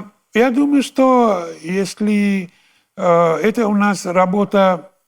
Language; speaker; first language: Russian; non-native, fluent; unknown